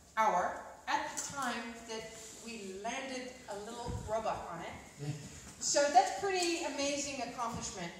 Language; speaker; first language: English; native; English